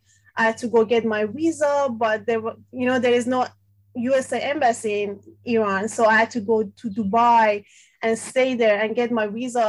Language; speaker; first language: English; non-native, fluent; Persian